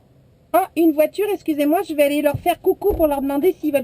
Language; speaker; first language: French; native; French